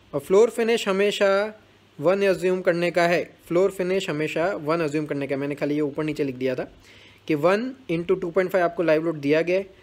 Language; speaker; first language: Hindi; non-native, local second language; Gujarati